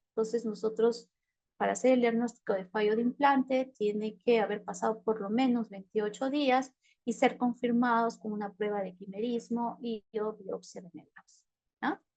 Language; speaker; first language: Spanish; native; Spanish